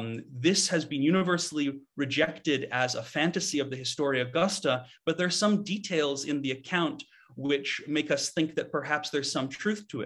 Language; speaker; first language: English; native; English